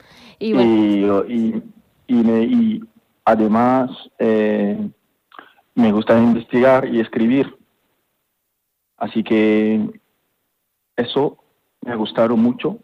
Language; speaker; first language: Spanish; non-native, fluent; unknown